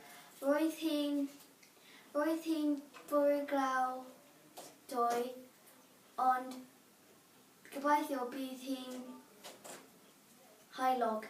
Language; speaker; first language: Welsh; non-native, learner; English